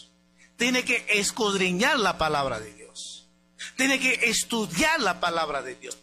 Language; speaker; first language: Spanish; native; Spanish